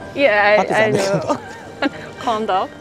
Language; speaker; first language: English; non-native, learner; Japanese